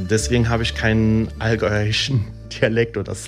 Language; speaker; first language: German; early bilingual, other home language; Italian